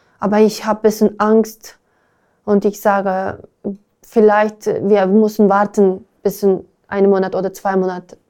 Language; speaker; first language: German; non-native, learner; Uyghur